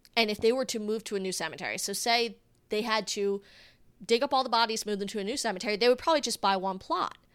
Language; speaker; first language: English; native; English